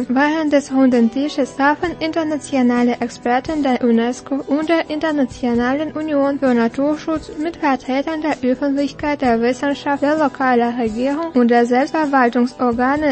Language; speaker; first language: German; non-native, fluent; Russian